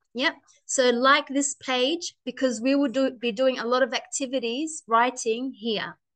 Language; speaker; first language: English; native; English